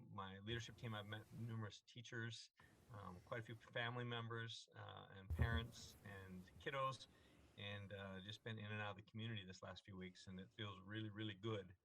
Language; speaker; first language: English; native; English